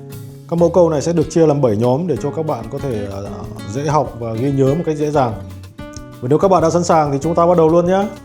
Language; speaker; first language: Vietnamese; native; Vietnamese